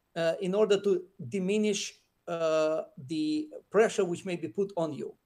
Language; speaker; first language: English; non-native, fluent; Russian